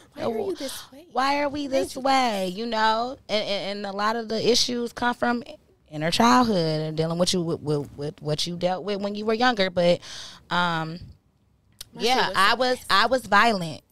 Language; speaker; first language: English; native; English